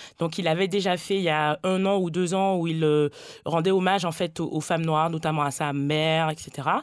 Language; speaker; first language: French; native; French